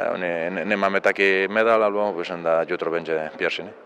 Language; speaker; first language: Polish; non-native, learner; Spanish